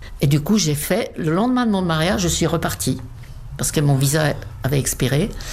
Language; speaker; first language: French; non-native, fluent; Czech